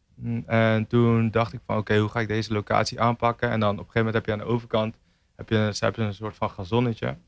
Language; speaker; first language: Dutch; native; Dutch